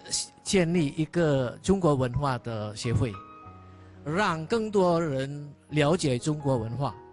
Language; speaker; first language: Chinese; early bilingual, heritage; Indonesian